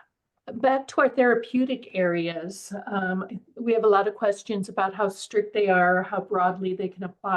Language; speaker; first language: English; native; English